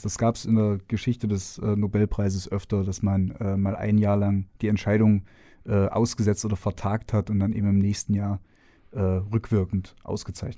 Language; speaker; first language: German; native; German